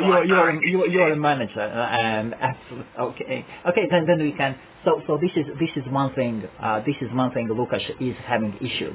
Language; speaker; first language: English; non-native, fluent; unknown